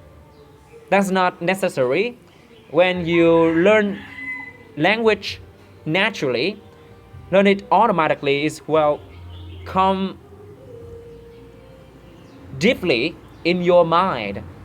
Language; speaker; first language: English; non-native, learner; Vietnamese